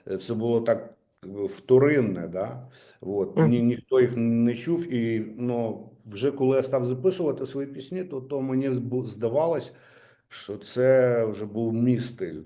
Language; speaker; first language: Ukrainian; native; Ukrainian